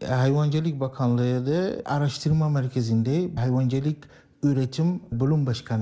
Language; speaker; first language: Turkish; non-native, learner; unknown